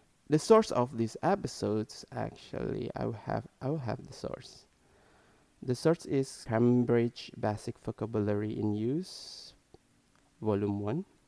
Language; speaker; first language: English; non-native, learner; Indonesian